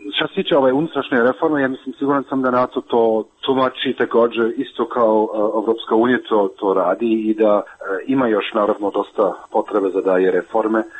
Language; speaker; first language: Serbian; non-native, fluent; German